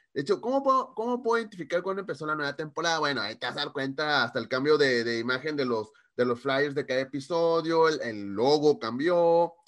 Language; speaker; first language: Spanish; native; Spanish